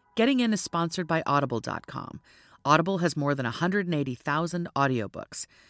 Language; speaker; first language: English; native; English